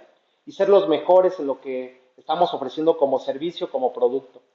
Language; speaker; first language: Spanish; native; Spanish